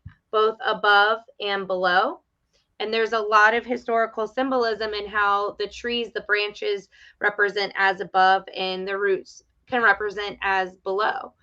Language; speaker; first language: English; native; English